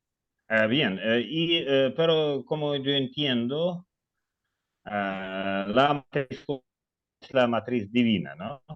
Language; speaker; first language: Spanish; non-native, learner; Russian